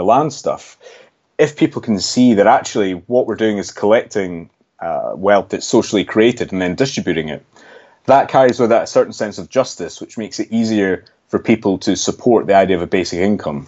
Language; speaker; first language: English; native; English